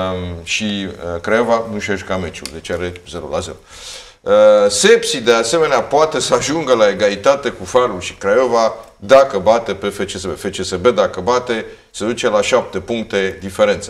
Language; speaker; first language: Romanian; native; Romanian